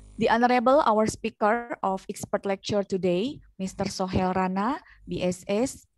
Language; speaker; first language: English; non-native, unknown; Indonesian